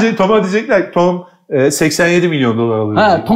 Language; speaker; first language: Turkish; native; Turkish